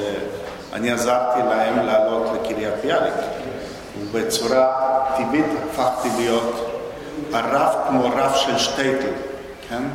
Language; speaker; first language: Hebrew; non-native, fluent; Spanish